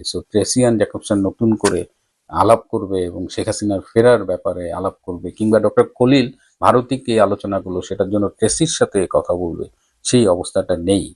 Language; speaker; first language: Bangla; native; Bangla